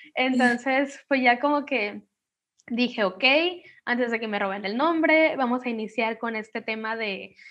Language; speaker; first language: Spanish; native; Spanish